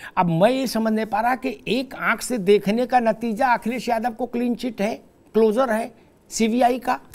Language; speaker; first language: Hindi; native; Hindi